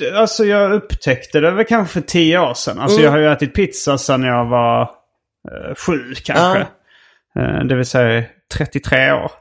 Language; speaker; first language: Swedish; native; Swedish